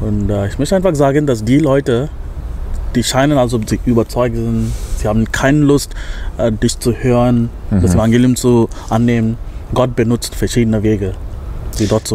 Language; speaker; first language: German; non-native, fluent; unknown